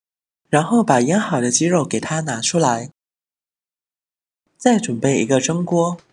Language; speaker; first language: Chinese; native; Chinese